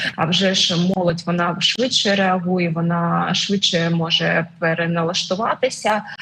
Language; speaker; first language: Ukrainian; non-native, local second language; Russian